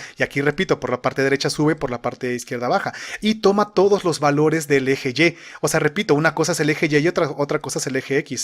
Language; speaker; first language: Spanish; native; Spanish